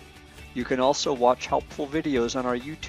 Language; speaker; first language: English; native; English